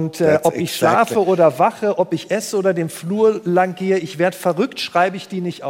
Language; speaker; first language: German; native; German